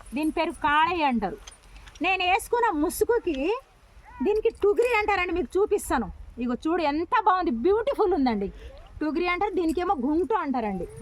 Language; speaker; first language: Telugu; non-native, local second language; Lambadi